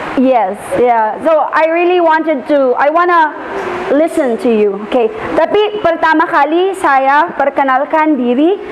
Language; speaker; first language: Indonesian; non-native, learner; Filipino